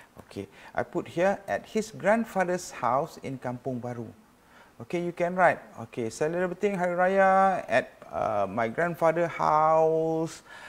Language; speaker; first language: English; non-native, local second language; Malay